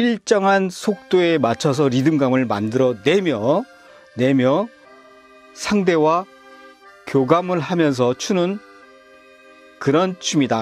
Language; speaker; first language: Korean; native; Korean